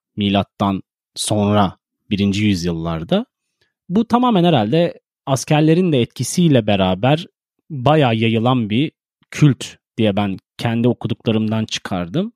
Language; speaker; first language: Turkish; native; Turkish